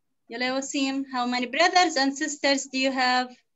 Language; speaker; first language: English; non-native, fluent; Arabic